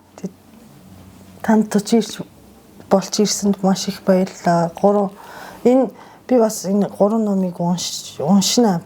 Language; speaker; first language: Mongolian; non-native, fluent; Japanese